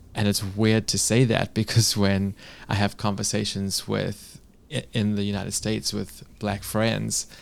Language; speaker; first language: English; native; English